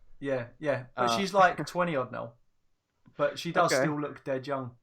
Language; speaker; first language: English; native; English